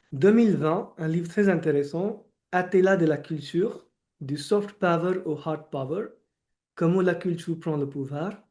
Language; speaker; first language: French; non-native, fluent; Marathi